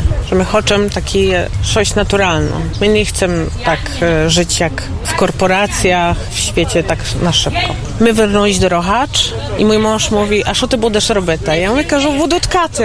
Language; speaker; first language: Polish; non-native, local second language; Ukrainian